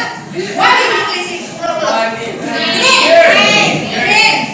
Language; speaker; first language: English; non-native, learner; Indonesian